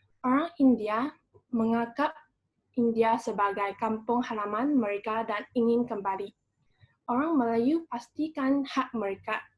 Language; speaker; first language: Malay; non-native, local second language; Chinese